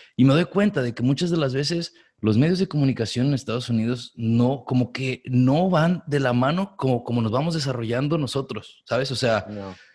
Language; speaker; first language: Spanish; native; Spanish